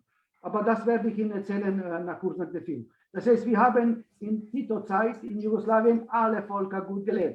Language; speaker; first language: German; non-native, fluent; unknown